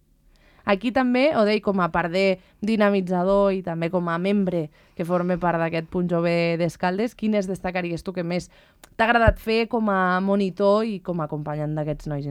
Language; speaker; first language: Catalan; native; Catalan